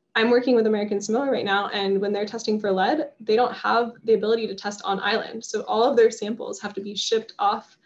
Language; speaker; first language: English; native; English